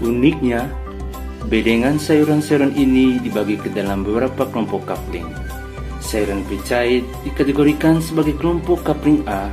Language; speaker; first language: Indonesian; native; Indonesian